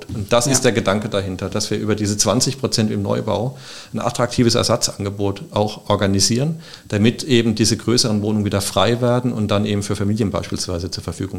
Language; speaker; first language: German; native; German